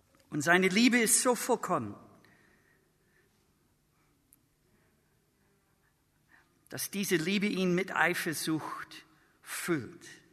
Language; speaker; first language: German; non-native, fluent; English